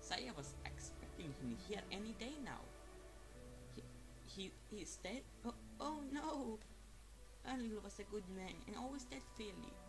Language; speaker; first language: English; non-native, fluent; Swedish